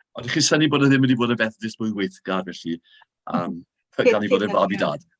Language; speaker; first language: Welsh; native; Welsh